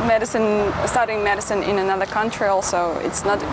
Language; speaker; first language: English; non-native, fluent; Russian